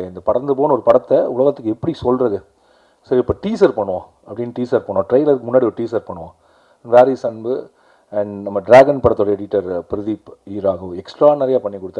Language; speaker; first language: Tamil; native; Tamil